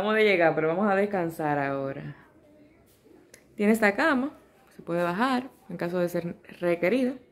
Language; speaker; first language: Spanish; native; Spanish